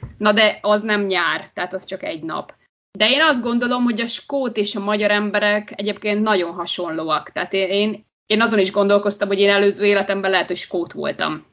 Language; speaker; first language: Hungarian; native; Hungarian